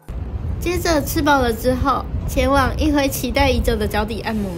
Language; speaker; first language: Chinese; native; Chinese